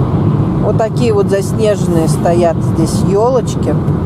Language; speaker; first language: Russian; native; Russian